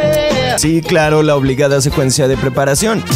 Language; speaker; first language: Spanish; native; Spanish